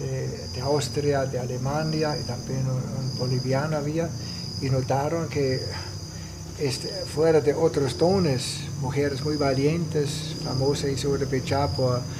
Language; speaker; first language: Spanish; non-native, fluent; Italian